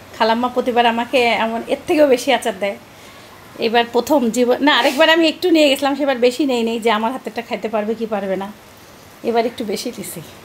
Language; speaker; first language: Bangla; native; Bangla